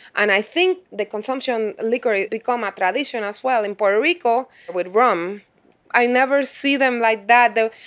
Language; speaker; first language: English; non-native, fluent; Spanish